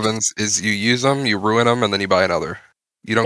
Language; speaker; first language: English; native; English